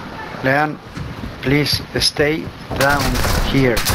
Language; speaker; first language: English; non-native, learner; Spanish